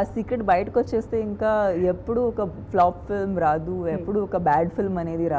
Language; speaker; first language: Telugu; non-native, fluent; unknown